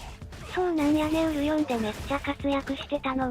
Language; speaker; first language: Japanese; native; Japanese